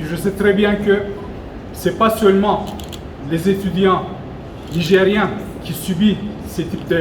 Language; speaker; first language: French; non-native, fluent; Turkish